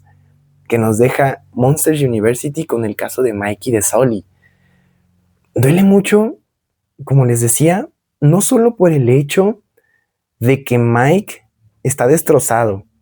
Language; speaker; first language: Spanish; native; Spanish